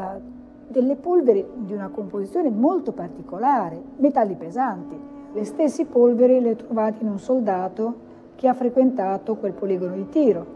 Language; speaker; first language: Italian; native; Italian